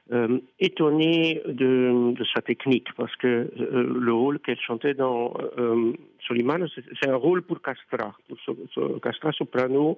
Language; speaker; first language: French; non-native, fluent; Dutch